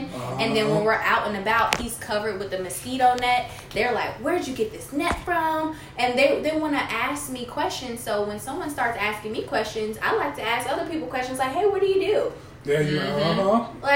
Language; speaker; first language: English; native; English